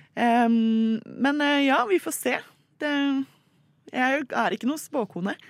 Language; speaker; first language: Norwegian; native; Norwegian